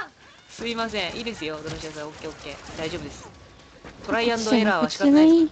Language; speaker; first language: Japanese; native; Japanese